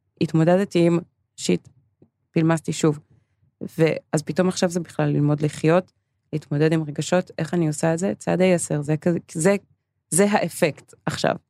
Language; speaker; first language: Hebrew; early bilingual, other home language; English